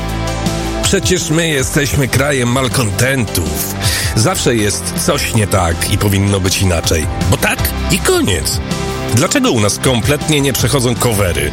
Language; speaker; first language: Polish; native; Polish